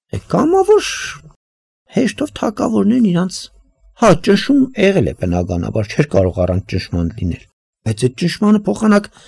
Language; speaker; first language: Armenian; native; Armenian